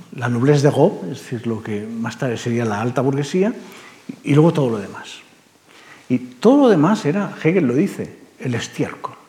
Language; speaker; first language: Spanish; native; Spanish